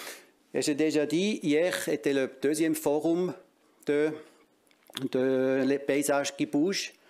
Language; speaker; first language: French; non-native, local second language; German